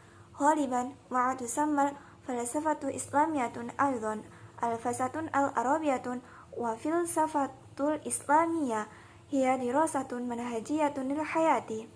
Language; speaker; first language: Arabic; non-native, learner; Indonesian